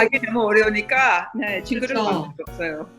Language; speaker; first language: Korean; non-native, fluent; English